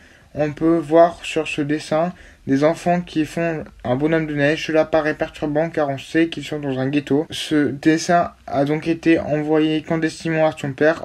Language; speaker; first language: French; native; French